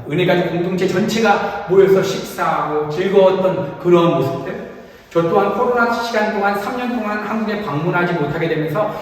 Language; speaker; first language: Korean; native; Korean